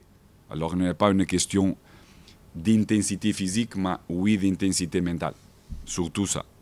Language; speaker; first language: French; non-native, fluent; Portuguese